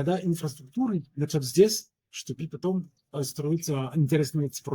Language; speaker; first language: Russian; non-native, learner; French